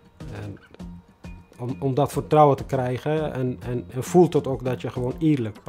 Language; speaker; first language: Dutch; non-native, fluent; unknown